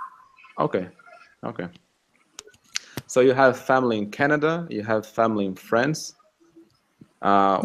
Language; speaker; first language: English; non-native, fluent; Russian